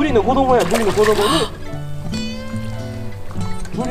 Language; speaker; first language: Japanese; native; Japanese